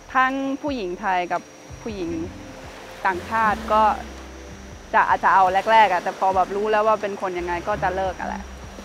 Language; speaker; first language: Thai; non-native, fluent; German